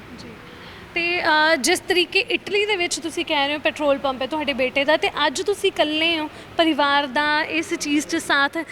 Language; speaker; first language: Punjabi; native; Punjabi